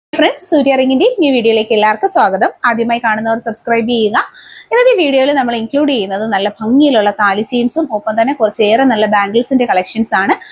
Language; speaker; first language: Malayalam; native; Malayalam